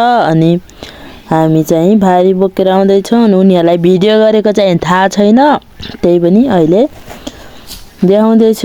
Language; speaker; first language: Nepali; non-native, local second language; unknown